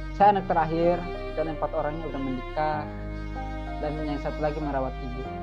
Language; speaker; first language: Indonesian; non-native, local second language; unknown